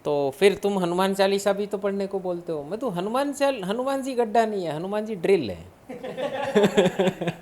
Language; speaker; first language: Hindi; non-native, local second language; Gujarati